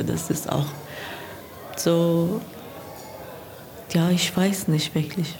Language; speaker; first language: German; non-native, learner; Persian